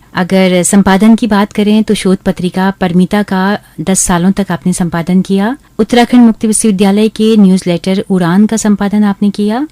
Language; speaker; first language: Hindi; native; Hindi